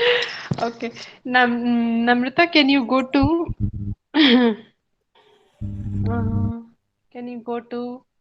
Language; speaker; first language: English; non-native, learner; Hindi